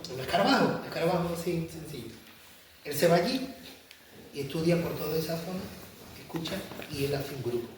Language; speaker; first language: Spanish; native; Spanish